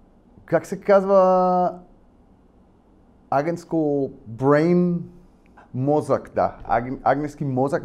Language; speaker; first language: Bulgarian; non-native, learner; Spanish